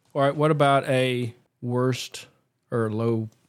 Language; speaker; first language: English; native; English